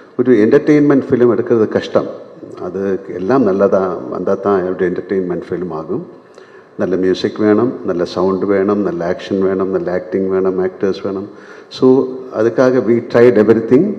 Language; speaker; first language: Tamil; non-native, learner; Malayalam